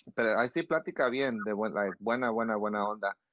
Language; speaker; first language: Spanish; early bilingual, heritage; Spanish